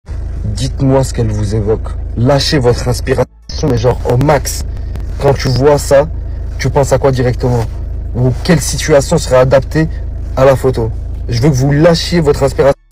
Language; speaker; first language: French; native; French